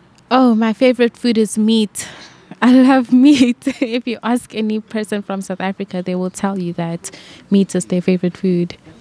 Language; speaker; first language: English; non-native, local second language; Venda